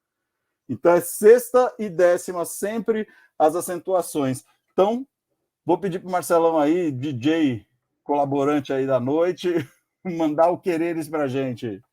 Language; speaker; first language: Portuguese; native; Portuguese